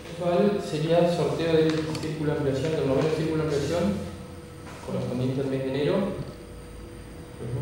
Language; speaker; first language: Spanish; native; Spanish